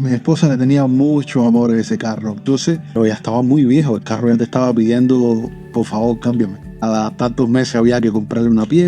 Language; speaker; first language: Spanish; native; Spanish